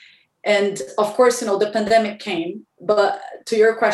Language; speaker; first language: English; non-native, fluent; Portuguese